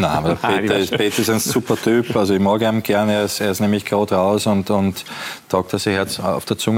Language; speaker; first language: German; native; German